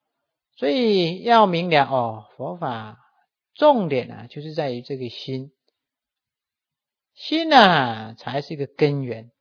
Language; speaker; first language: Chinese; native; Chinese